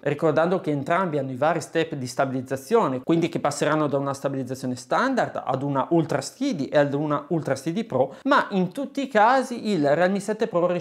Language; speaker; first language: Italian; native; Italian